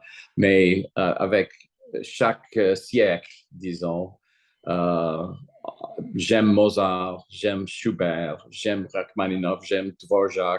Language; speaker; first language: French; non-native, fluent; English